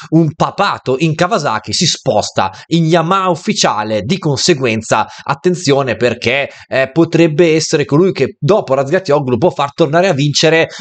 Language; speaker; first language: Italian; native; Italian